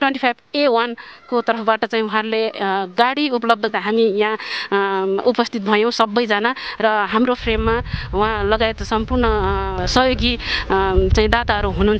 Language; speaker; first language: Nepali; native; Nepali